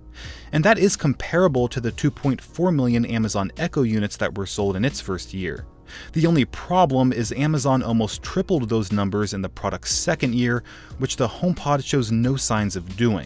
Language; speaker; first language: English; native; English